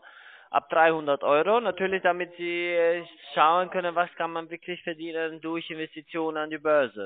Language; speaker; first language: German; non-native, fluent; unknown